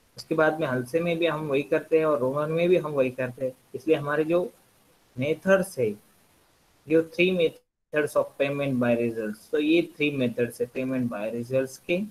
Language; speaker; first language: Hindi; non-native, local second language; Marathi